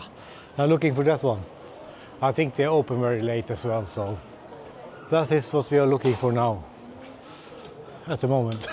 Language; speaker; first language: English; non-native, fluent; Swedish